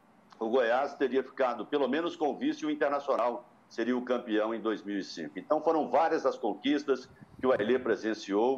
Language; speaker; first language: Portuguese; native; Portuguese